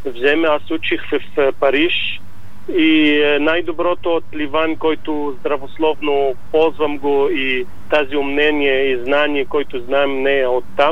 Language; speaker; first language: Bulgarian; non-native, learner; Arabic